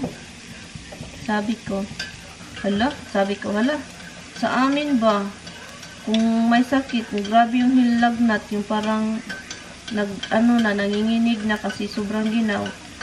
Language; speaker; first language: Filipino; native; Filipino